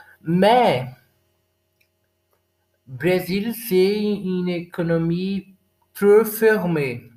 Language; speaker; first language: French; non-native, learner; Portuguese